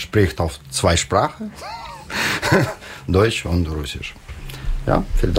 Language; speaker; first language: German; non-native, learner; Russian